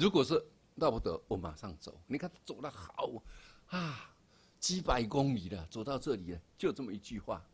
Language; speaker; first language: Chinese; native; Chinese